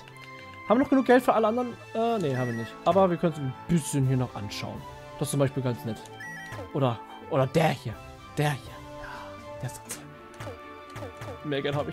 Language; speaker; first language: German; native; German